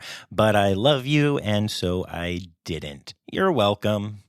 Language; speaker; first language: English; native; English